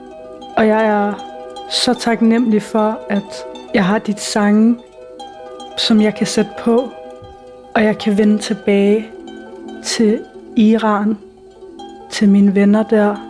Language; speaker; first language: Danish; early bilingual, other home language; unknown